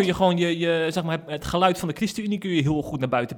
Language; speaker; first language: Dutch; native; Dutch